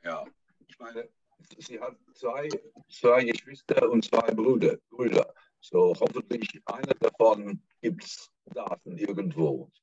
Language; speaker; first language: German; non-native, learner; English